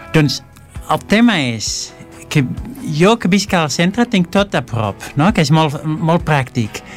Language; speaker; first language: Catalan; non-native, fluent; Dutch